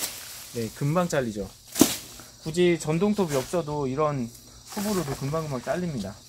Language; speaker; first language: Korean; native; Korean